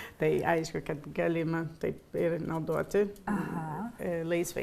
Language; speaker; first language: Lithuanian; early bilingual, heritage; Lithuanian